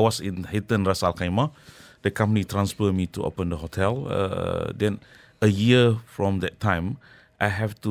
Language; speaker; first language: English; non-native, local second language; Malay